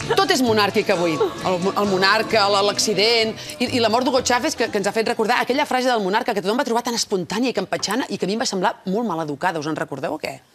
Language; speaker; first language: Catalan; native; Catalan